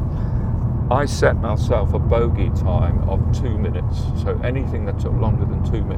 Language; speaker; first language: English; native; English